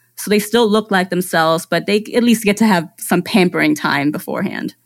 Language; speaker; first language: English; non-native, fluent; German